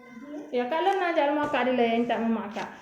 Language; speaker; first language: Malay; non-native, local second language; Achinese